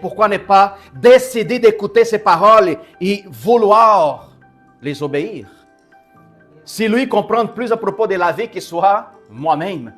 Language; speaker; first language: French; native; French